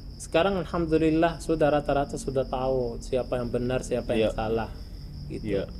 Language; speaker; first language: Indonesian; non-native, fluent; Arabic